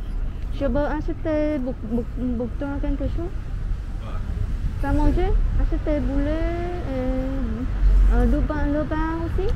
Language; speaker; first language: French; non-native, learner; Vietnamese